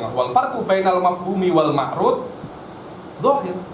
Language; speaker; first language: Arabic; non-native, fluent; Indonesian